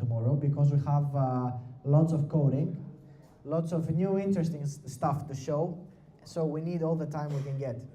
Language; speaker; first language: English; non-native, fluent; Greek